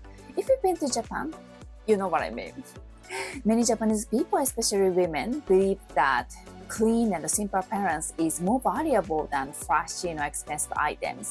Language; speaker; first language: English; non-native, fluent; Japanese